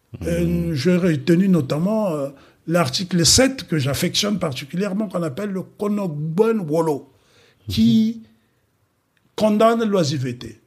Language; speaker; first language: French; non-native, local second language; Kongo